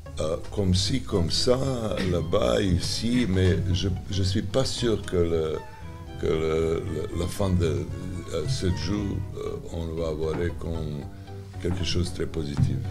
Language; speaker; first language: French; non-native, learner; Serbian